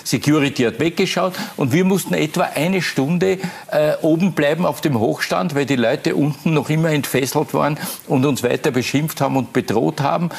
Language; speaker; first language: German; native; German